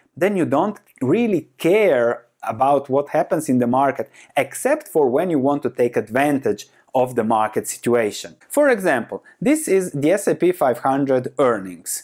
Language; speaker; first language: English; non-native, fluent; Croatian